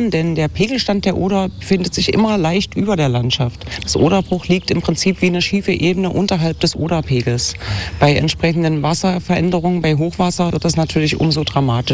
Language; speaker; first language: German; native; German